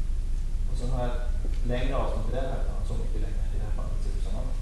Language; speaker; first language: Swedish; native; Swedish